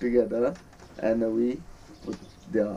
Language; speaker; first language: English; non-native, learner; Newari